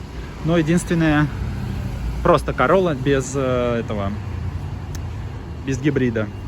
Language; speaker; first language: Russian; native; Russian